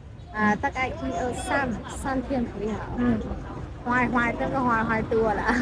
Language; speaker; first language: Chinese; non-native, learner; Vietnamese